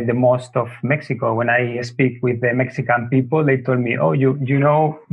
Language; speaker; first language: English; non-native, fluent; Spanish